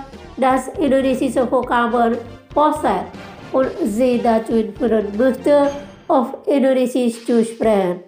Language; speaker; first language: German; non-native, fluent; Indonesian